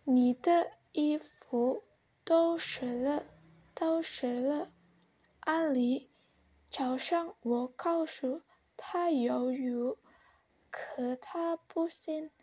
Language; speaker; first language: Chinese; non-native, learner; Indonesian